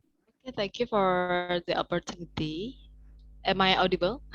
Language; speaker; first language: English; non-native, fluent; Indonesian